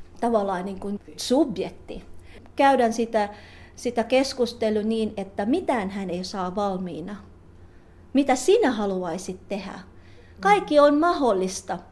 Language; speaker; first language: Finnish; non-native, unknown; Filipino